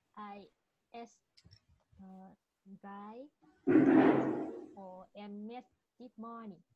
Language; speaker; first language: English; non-native, learner; Vietnamese